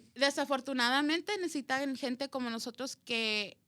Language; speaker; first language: Spanish; early bilingual, heritage; Spanish